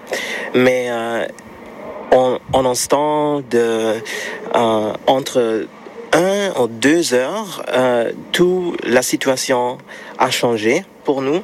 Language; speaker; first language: French; non-native, learner; German